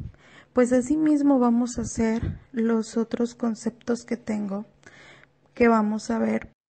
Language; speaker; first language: Spanish; native; Spanish